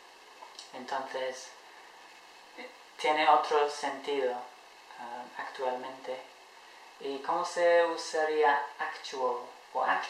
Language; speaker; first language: Spanish; non-native, fluent; English